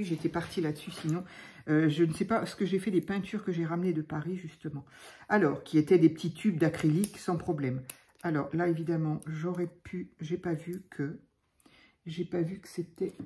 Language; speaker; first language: French; native; French